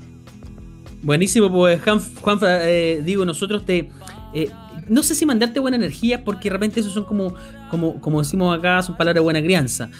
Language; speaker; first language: Spanish; native; Spanish